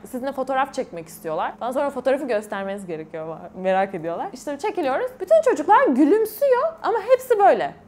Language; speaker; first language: Turkish; native; Turkish